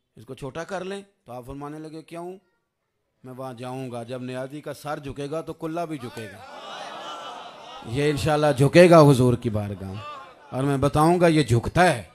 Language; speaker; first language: Urdu; non-native, local second language; Punjabi